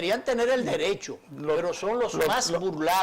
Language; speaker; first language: Spanish; native; Spanish